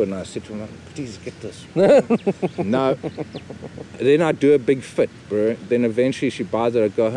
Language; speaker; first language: English; native; English